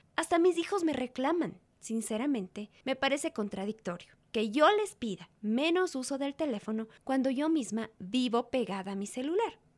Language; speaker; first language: Spanish; native; Spanish